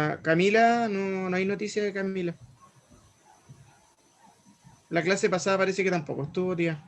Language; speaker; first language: Spanish; native; Spanish